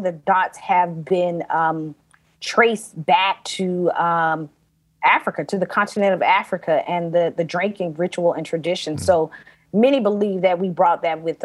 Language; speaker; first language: English; native; English